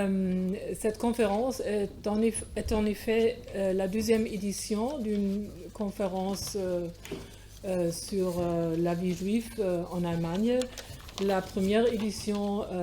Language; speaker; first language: French; non-native, fluent; German